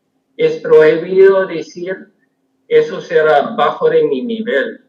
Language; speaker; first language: Spanish; non-native, fluent; Swedish